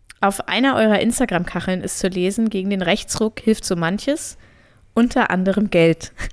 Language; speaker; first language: German; native; German